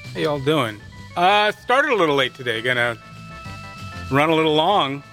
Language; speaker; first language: English; native; English